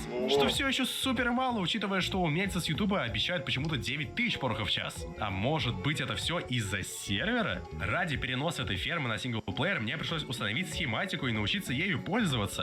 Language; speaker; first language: Russian; native; Russian